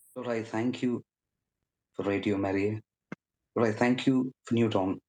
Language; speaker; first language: English; non-native, local second language; Malayalam